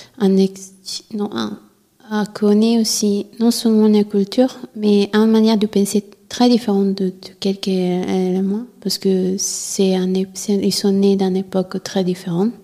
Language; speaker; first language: French; non-native, learner; Italian